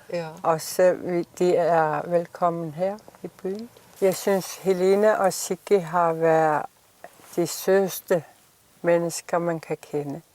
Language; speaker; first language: Danish; non-native, local second language; Kalaallisut